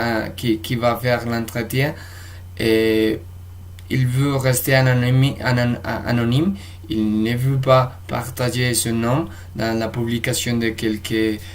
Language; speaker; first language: French; non-native, fluent; Spanish